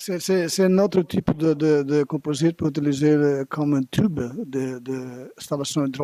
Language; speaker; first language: French; non-native, learner; Portuguese